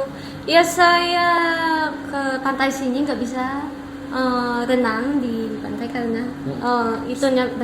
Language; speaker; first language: Indonesian; non-native, learner; Filipino